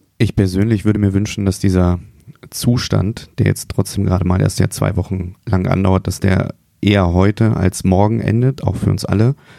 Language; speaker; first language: German; native; German